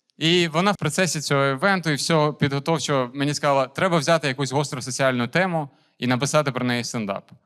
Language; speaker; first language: Ukrainian; non-native, local second language; Russian